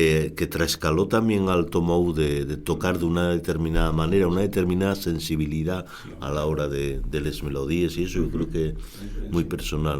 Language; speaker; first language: Spanish; native; Spanish